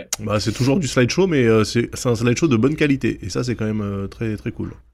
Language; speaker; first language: French; native; French